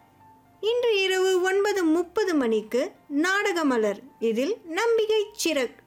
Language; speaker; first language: Tamil; native; Tamil